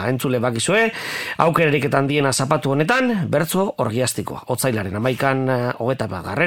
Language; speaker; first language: Basque; native; Basque